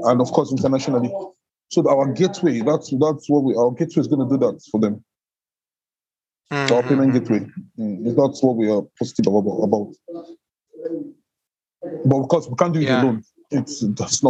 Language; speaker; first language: English; non-native, local second language; Yoruba